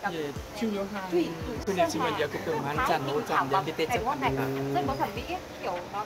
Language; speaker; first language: Korean; non-native, learner; Vietnamese